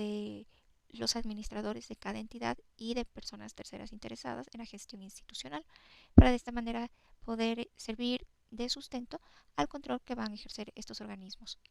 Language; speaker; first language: Spanish; native; Spanish